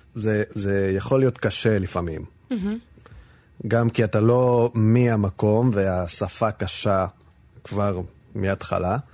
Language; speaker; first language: Hebrew; non-native, fluent; Spanish